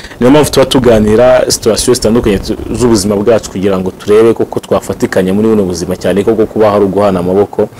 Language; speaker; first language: Kinyarwanda; native; Kinyarwanda